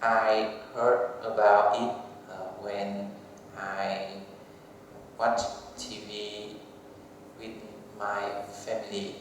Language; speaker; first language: English; non-native, learner; Vietnamese